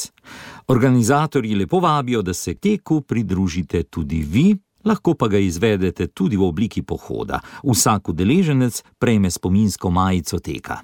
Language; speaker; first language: Slovenian; native; Slovenian